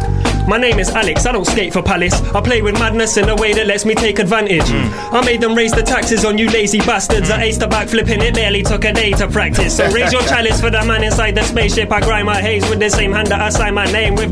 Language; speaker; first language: English; native; English